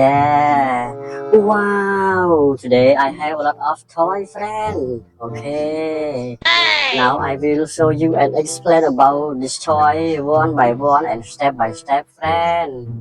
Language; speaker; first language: English; non-native, learner; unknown